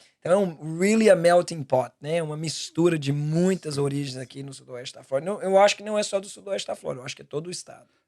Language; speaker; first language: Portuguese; native; Portuguese